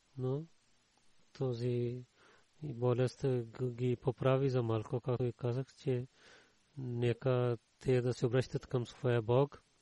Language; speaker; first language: Bulgarian; non-native, learner; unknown